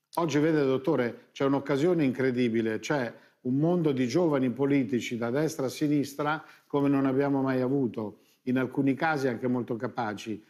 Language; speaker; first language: Italian; native; Italian